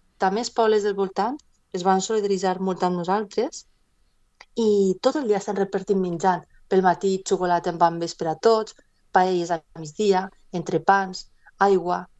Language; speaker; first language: Catalan; non-native, local second language; Spanish